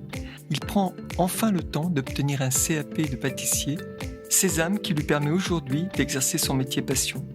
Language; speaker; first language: French; native; French